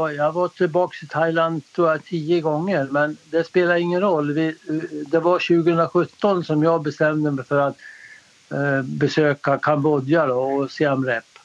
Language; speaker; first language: Swedish; native; Swedish